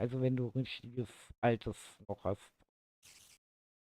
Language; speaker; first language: German; native; German